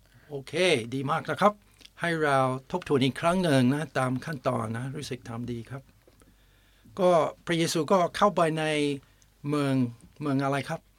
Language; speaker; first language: Thai; non-native, fluent; English